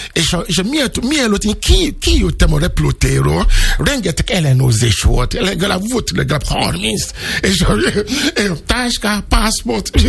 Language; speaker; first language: Hungarian; non-native, learner; Yoruba